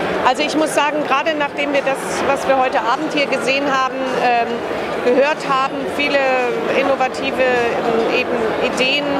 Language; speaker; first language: German; native; German